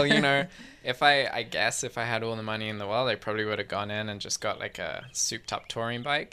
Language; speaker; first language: English; native; English